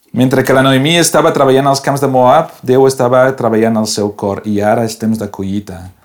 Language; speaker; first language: Catalan; non-native, local second language; Spanish